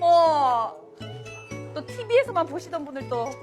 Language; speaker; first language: Korean; non-native, fluent; Filipino